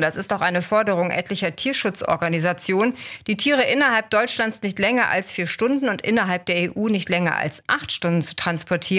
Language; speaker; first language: German; native; German